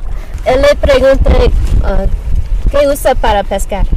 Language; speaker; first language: Spanish; non-native, learner; English